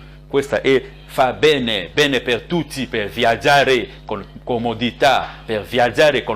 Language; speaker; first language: Italian; non-native, fluent; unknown